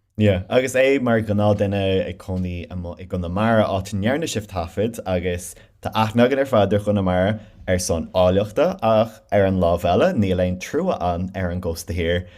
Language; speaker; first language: Irish; native; Irish